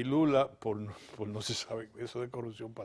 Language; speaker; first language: Spanish; native; Spanish